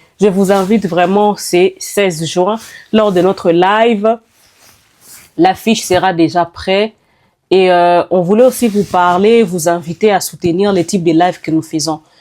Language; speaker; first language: French; non-native, local second language; Nande